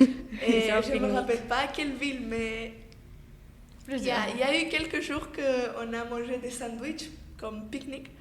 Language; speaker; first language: French; non-native, fluent; Spanish